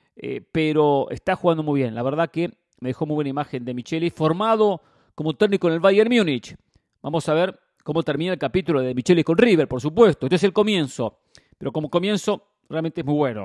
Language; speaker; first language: Spanish; native; Spanish